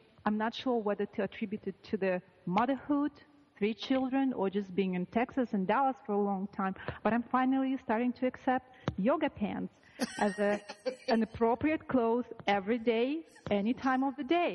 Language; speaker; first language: English; non-native, fluent; Russian